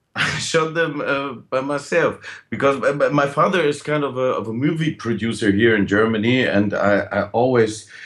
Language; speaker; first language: English; non-native, fluent; German